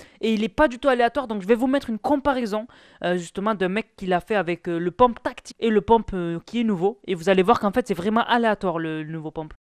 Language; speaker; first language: French; native; French